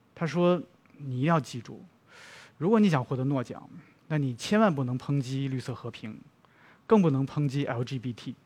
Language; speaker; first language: Chinese; native; Chinese